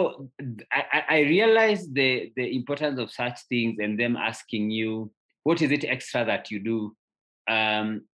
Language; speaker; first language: English; non-native, local second language; Kikuyu